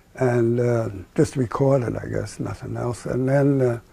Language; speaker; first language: English; native; English